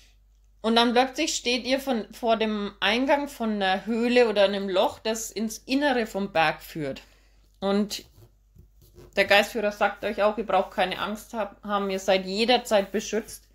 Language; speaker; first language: German; native; German